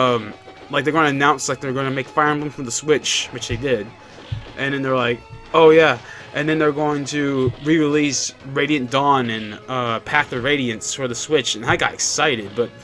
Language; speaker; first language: English; native; English